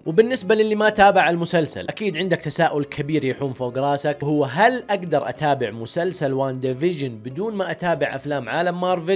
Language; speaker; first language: Arabic; native; Arabic